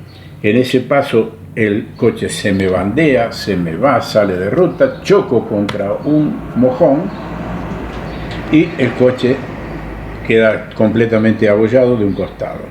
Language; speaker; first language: Spanish; native; Spanish